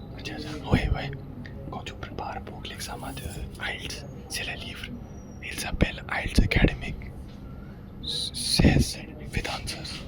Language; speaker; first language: French; non-native, learner; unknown